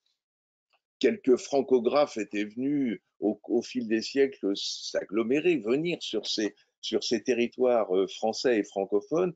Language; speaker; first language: French; native; French